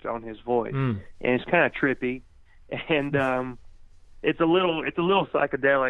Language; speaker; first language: English; native; English